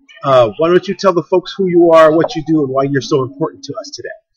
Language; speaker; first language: English; native; English